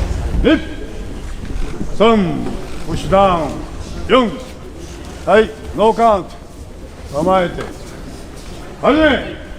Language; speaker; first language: Japanese; native; Japanese